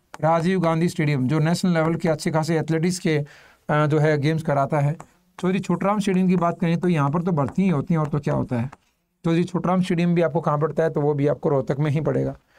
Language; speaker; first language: Hindi; native; Hindi